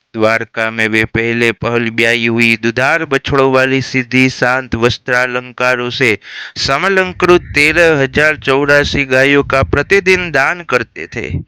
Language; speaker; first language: Hindi; non-native, local second language; Gujarati